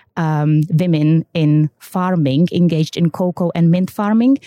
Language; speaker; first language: English; non-native, fluent; Czech